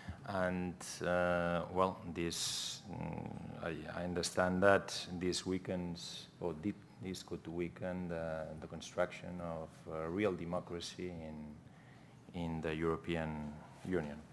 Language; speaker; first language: English; non-native, fluent; Catalan